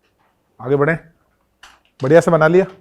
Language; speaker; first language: Hindi; native; Hindi